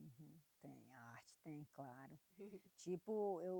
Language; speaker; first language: Portuguese; non-native, local second language; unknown